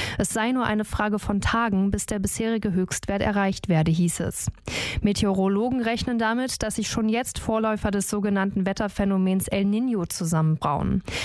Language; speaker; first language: German; native; German